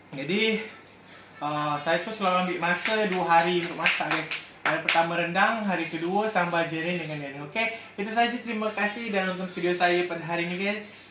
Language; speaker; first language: Malay; non-native, fluent; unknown